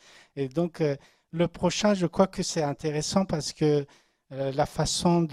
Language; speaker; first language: French; non-native, learner; Persian